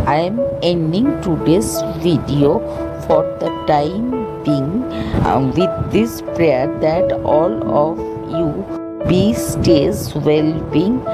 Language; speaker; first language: English; non-native, local second language; Bangla